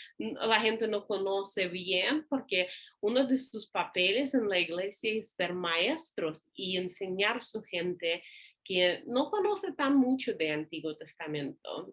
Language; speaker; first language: Spanish; non-native, fluent; English